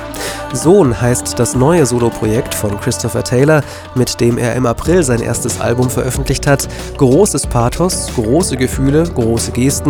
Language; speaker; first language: German; native; German